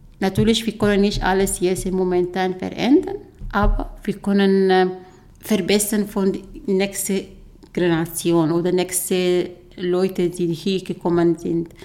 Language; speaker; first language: German; non-native, learner; Arabic